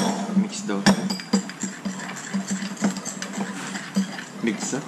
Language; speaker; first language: Korean; non-native, learner; Filipino